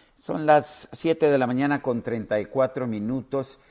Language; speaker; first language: Spanish; native; Spanish